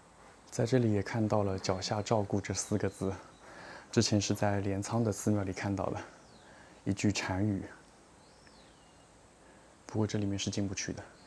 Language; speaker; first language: Chinese; native; Chinese